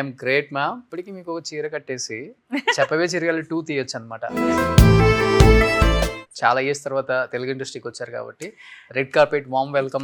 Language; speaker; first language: Telugu; native; Telugu